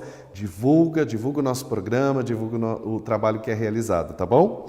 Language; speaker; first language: Portuguese; native; Portuguese